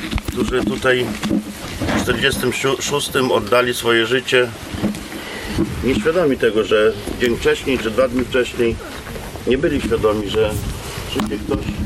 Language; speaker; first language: Polish; non-native, local second language; Ukrainian